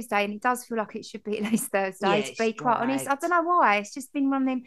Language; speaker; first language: English; native; English